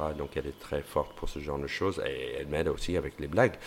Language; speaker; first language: French; non-native, fluent; English